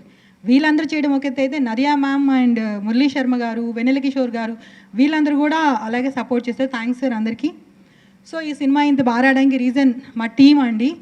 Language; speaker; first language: Telugu; native; Telugu